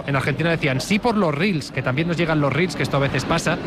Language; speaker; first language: Spanish; native; Spanish